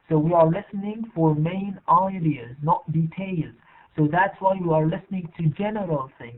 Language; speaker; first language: English; non-native, fluent; Arabic